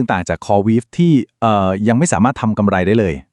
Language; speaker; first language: Thai; native; Thai